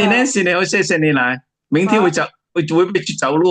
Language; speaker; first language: Chinese; native; Chinese